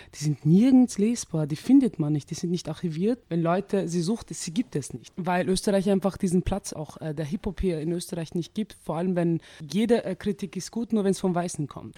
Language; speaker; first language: German; early bilingual, other home language; Turkish